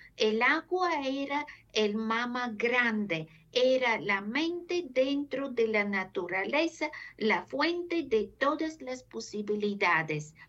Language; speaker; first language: Spanish; non-native, fluent; Bulgarian